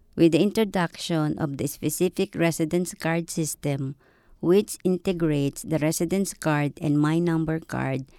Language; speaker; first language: English; non-native, local second language; Filipino